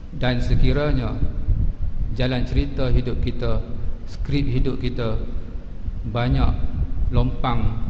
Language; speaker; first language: Malay; native; Malay